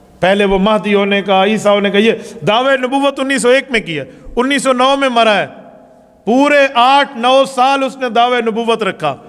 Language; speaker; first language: Urdu; non-native, local second language; Saraiki